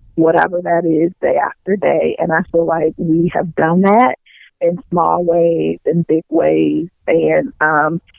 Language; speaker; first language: English; native; English